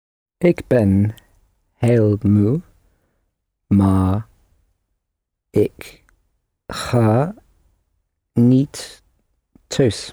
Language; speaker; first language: Dutch; non-native, learner; English